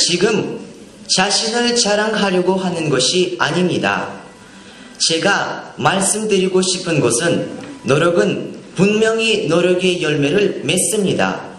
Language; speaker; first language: Korean; non-native, learner; Russian